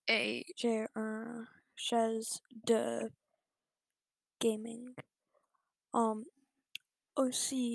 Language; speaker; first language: French; non-native, learner; English